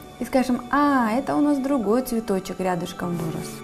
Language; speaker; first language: Russian; native; Russian